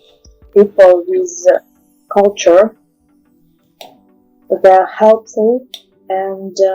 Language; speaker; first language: English; non-native, learner; Russian